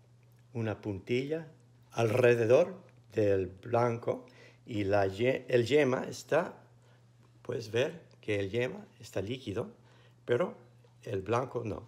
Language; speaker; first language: Spanish; non-native, fluent; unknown